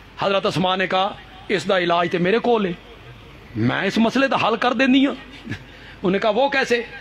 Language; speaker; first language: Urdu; non-native, local second language; Punjabi